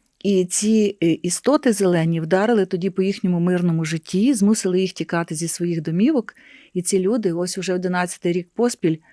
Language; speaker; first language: Ukrainian; native; Ukrainian